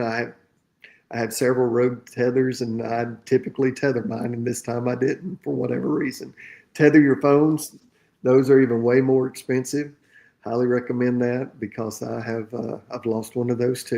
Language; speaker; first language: English; native; English